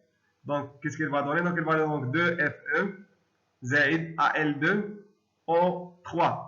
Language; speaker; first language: French; non-native, local second language; Arabic